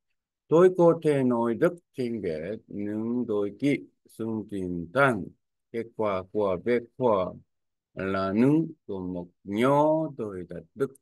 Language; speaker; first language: Vietnamese; non-native, learner; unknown